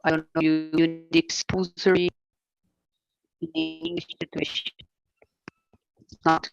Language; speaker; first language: English; non-native, learner; Portuguese